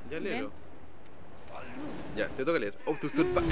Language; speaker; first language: Spanish; native; Spanish